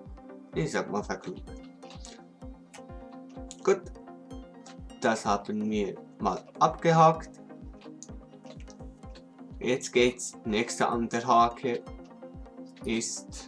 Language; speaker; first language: German; non-native, local second language; Swiss German